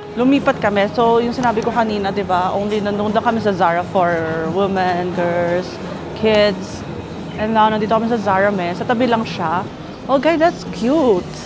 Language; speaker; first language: Filipino; native; Filipino